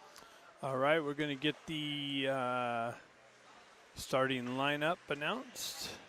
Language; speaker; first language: English; native; English